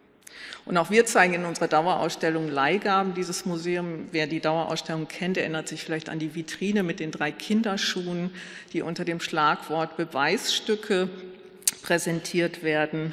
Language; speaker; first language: German; native; German